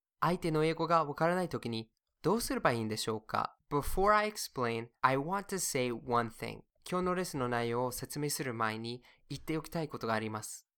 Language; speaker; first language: Japanese; non-native, fluent; English